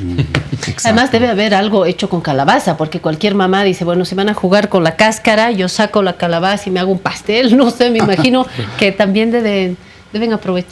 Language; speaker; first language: Spanish; native; Spanish